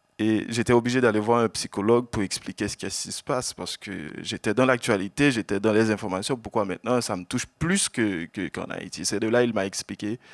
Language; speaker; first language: French; non-native, local second language; Haitian Creole